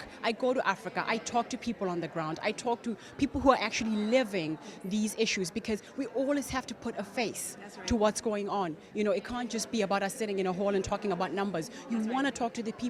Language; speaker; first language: English; non-native, local second language; Tswana